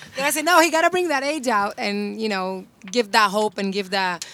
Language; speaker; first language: English; non-native, fluent; Portuguese